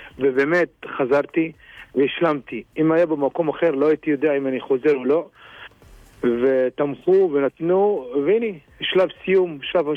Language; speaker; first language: Hebrew; non-native, local second language; Arabic